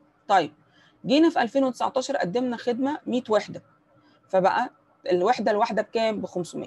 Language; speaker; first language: Arabic; native; Arabic